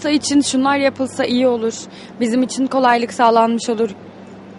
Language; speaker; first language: Turkish; native; Turkish